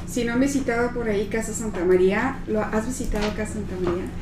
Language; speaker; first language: Spanish; native; Spanish